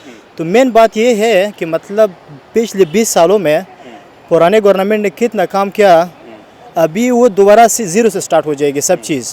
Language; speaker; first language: Hindi; non-native, learner; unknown